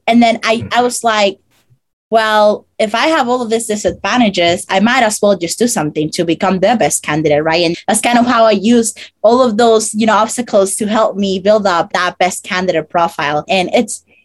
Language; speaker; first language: English; non-native, fluent; Spanish